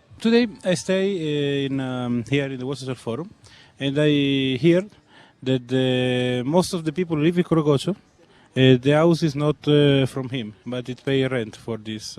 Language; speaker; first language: English; non-native, learner; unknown